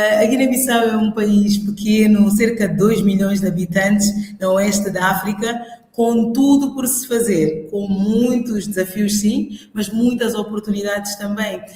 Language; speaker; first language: Portuguese; non-native, local second language; Upper Guinea Crioulo